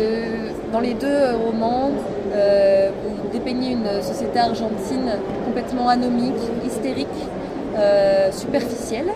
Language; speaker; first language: French; native; French